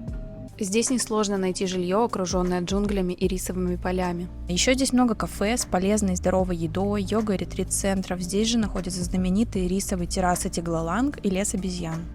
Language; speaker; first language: Russian; native; Russian